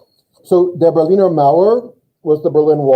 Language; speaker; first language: German; non-native, fluent; English